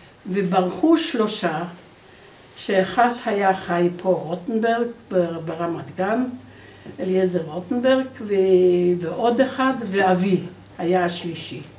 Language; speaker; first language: Hebrew; non-native, fluent; Polish